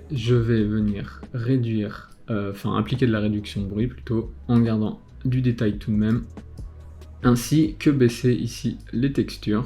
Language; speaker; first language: French; native; French